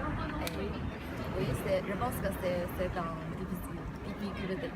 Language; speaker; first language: French; non-native, learner; Chinese